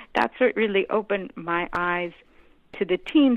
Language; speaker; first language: English; non-native, local second language; Hindi